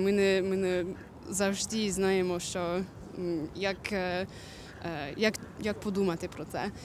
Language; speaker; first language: Ukrainian; non-native, learner; English